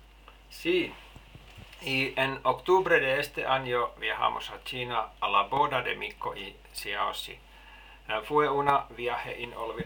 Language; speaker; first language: Spanish; non-native, learner; Finnish